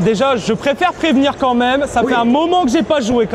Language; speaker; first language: French; native; French